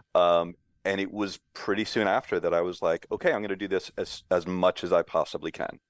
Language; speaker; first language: English; native; English